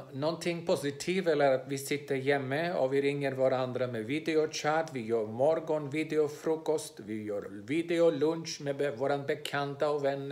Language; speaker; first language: Swedish; non-native, fluent; Greek